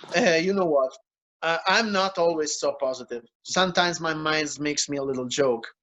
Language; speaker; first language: English; non-native, fluent; Italian